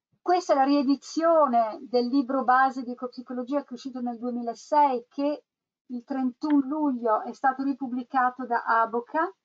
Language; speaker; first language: Italian; native; Italian